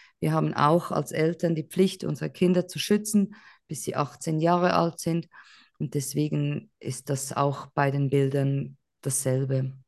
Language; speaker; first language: German; native; German